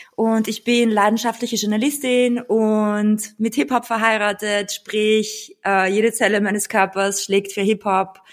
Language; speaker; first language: German; early bilingual, other home language; Bulgarian